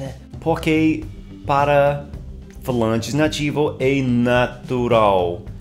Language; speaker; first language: Portuguese; non-native, fluent; English